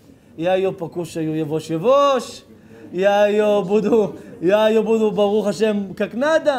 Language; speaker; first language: Russian; early bilingual, heritage; Hebrew